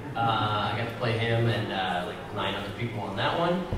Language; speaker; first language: English; native; English